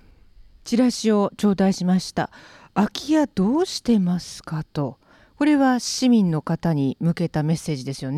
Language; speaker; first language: Japanese; native; Japanese